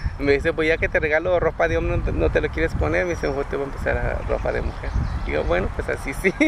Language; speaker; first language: Spanish; native; Spanish